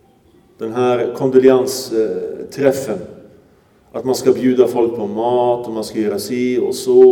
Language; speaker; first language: Swedish; early bilingual, other home language; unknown